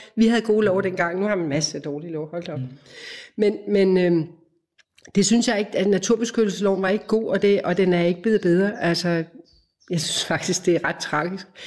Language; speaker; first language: Danish; native; Danish